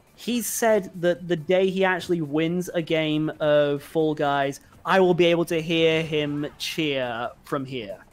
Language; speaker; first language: English; native; English